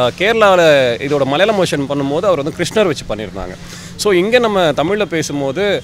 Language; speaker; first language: Tamil; native; Tamil